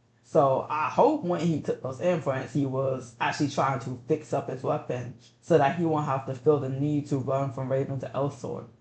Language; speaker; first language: English; native; English